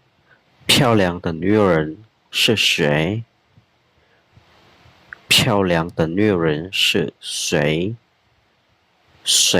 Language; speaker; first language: Chinese; non-native, fluent; Khmer